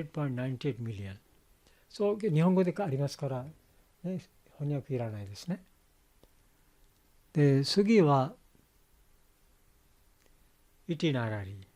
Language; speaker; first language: Japanese; non-native, fluent; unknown